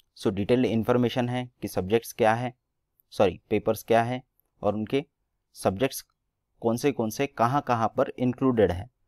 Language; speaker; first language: Hindi; non-native, local second language; Marathi